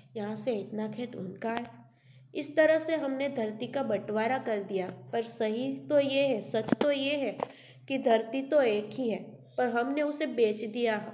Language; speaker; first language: Hindi; non-native, local second language; Gujarati